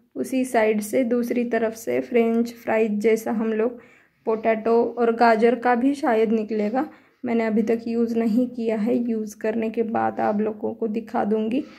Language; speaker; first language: Hindi; non-native, local second language; Marathi